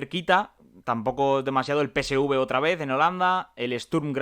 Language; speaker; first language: Spanish; native; Spanish